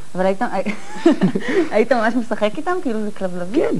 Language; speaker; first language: Hebrew; native; Hebrew